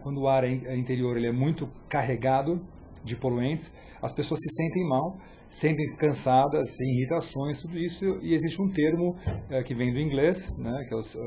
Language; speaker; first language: Portuguese; native; Portuguese